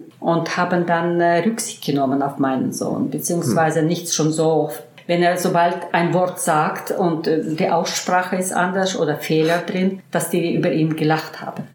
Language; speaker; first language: German; early bilingual, heritage; German